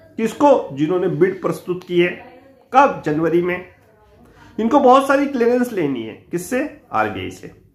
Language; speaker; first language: Hindi; native; Hindi